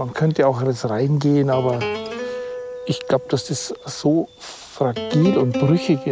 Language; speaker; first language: German; native; German